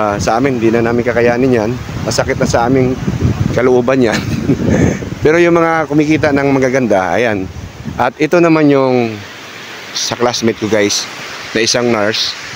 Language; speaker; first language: Filipino; non-native, local second language; Cebuano